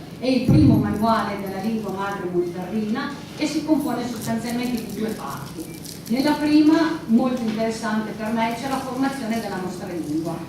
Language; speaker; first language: Italian; non-native, local second language; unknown